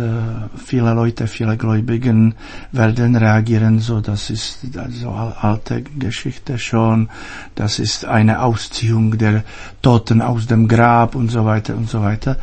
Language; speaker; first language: German; non-native, fluent; Czech